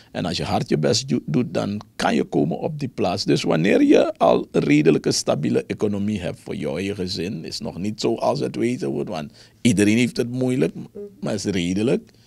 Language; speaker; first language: Dutch; native; Dutch